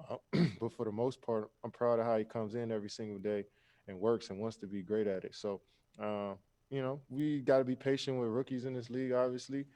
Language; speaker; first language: English; native; English